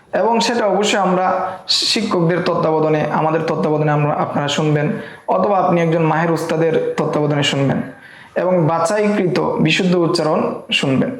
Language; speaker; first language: Bangla; native; Bangla